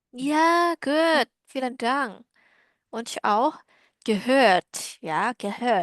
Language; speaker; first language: German; non-native, learner; Indonesian